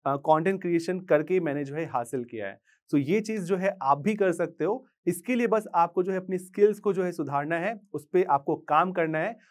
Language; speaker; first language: Hindi; native; Hindi